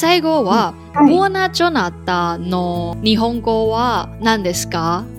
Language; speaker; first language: Japanese; non-native, learner; Chinese